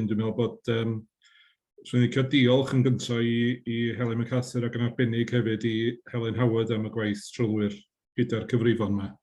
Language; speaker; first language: Welsh; native; Welsh